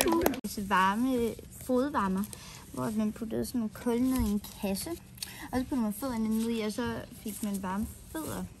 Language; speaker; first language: Danish; native; Danish